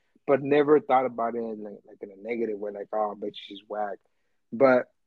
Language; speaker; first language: English; early bilingual, other home language; Spanish